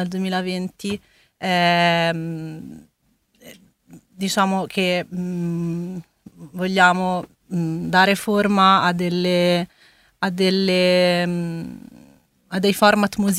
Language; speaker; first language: Italian; early bilingual, other home language; Spanish